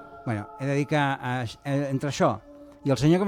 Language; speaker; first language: Catalan; native; Catalan